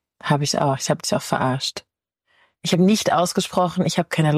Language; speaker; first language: German; native; German